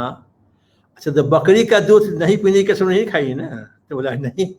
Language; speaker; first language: Hindi; native; Hindi